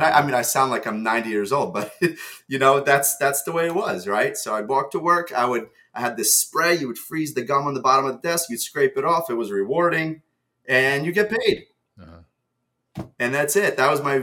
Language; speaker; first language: English; early bilingual, other home language; Russian